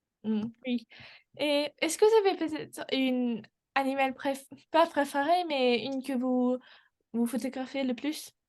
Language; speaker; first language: French; non-native, learner; English